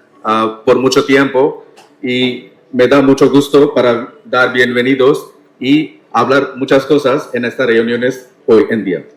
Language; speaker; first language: Spanish; non-native, learner; Tamil